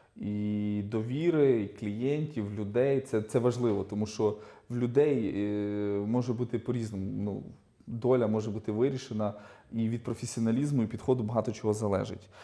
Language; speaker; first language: Ukrainian; native; Ukrainian